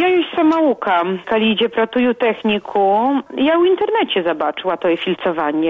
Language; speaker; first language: Polish; non-native, local second language; Belarusian